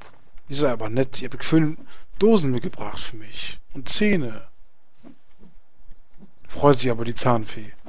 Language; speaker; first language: German; native; German